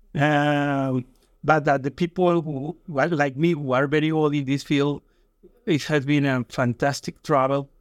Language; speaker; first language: English; non-native, fluent; Spanish